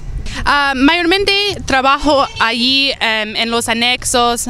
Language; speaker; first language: Spanish; non-native, fluent; English